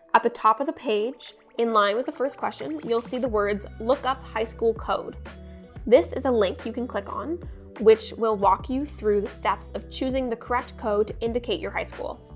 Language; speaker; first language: English; native; English